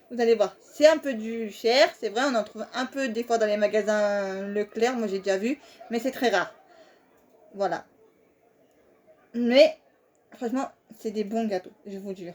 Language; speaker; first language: French; native; French